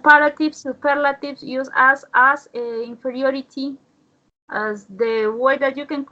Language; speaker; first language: English; non-native, learner; Spanish